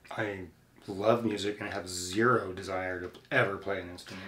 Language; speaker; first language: English; native; English